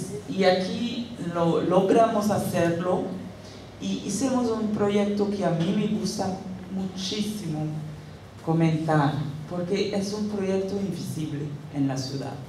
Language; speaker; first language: Spanish; non-native, fluent; Portuguese